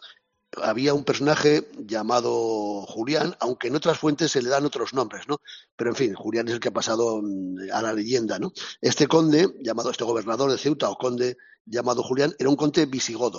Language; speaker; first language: Spanish; native; Spanish